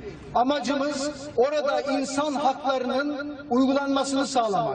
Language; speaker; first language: Turkish; native; Turkish